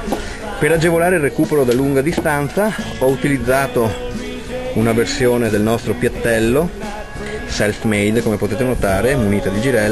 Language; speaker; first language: Italian; native; Italian